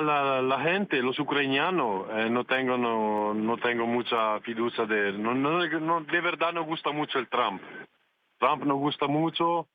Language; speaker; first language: Spanish; non-native, fluent; Italian